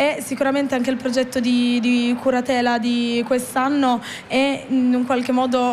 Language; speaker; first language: Italian; native; Italian